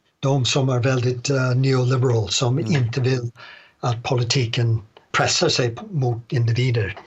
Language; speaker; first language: Swedish; non-native, fluent; English